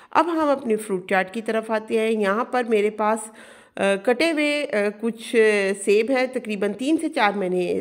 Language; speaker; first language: Urdu; native; Urdu